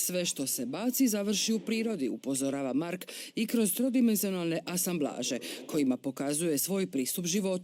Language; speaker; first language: Croatian; native; Croatian